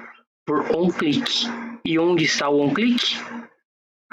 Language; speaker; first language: Portuguese; native; Portuguese